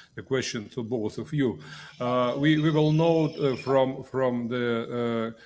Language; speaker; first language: English; non-native, fluent; Russian